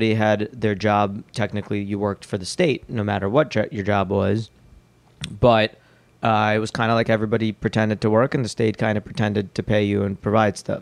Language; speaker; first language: English; early bilingual, other home language; Russian